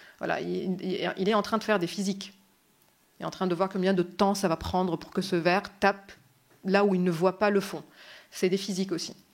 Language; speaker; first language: French; non-native, local second language; Arabic